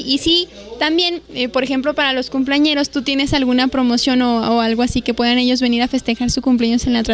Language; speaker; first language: Spanish; native; Spanish